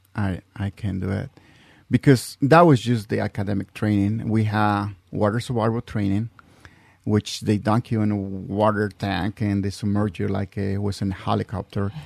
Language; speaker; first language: English; non-native, fluent; Spanish